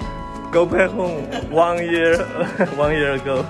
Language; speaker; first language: English; non-native, learner; Chinese